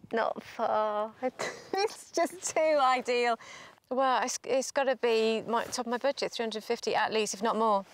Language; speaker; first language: English; native; English